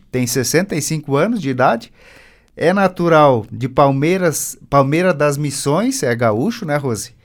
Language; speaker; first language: Portuguese; native; Portuguese